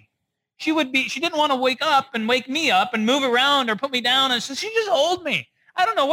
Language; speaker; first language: English; native; English